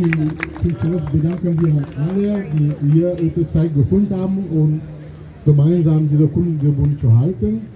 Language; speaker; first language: German; non-native, fluent; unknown